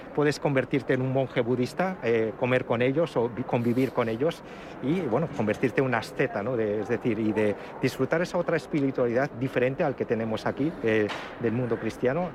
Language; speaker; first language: Spanish; early bilingual, other home language; Japanese